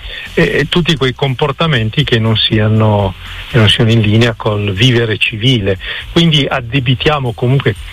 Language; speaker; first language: Italian; native; Italian